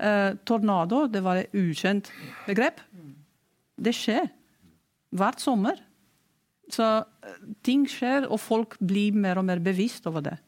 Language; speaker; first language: Norwegian; non-native, fluent; Romanian